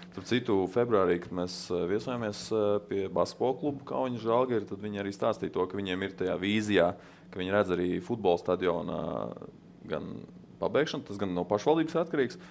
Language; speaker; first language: Latvian; native; Latvian